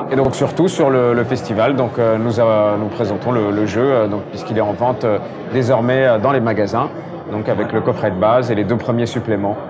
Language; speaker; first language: French; native; French